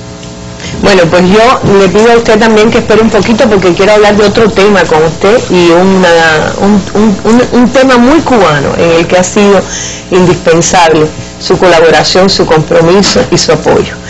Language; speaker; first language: Spanish; native; Spanish